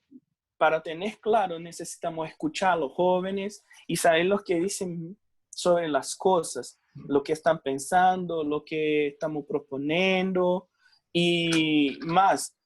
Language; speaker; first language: Spanish; non-native, fluent; Portuguese